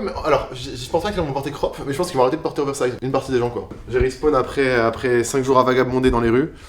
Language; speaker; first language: French; native; French